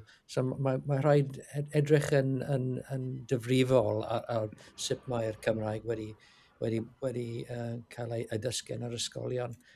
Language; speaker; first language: Welsh; non-native, learner; English